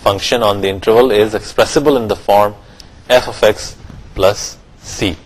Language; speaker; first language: English; non-native, local second language; Urdu